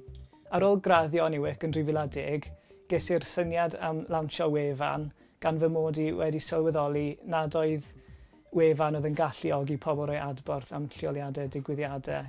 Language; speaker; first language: Welsh; native; Welsh